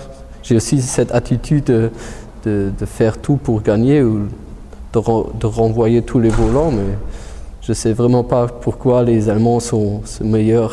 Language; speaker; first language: French; early bilingual, heritage; German